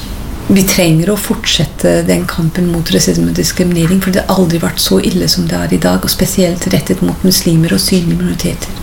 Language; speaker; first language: Norwegian; non-native, fluent; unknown